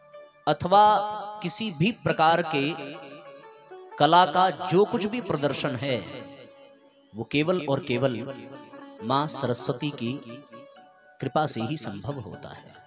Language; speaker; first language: Hindi; native; Hindi